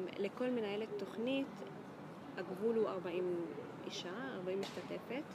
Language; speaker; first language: Hebrew; non-native, local second language; Arabic